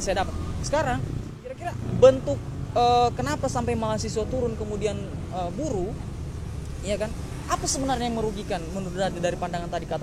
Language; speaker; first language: Indonesian; native; Indonesian